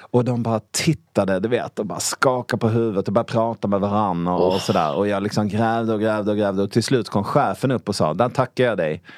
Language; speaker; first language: Swedish; native; Swedish